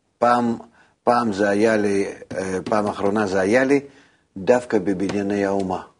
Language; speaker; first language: Hebrew; non-native, fluent; Russian